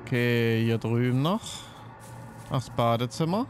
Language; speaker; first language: German; native; German